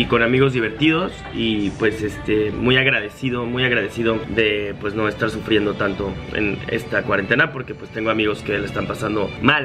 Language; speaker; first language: Spanish; native; Spanish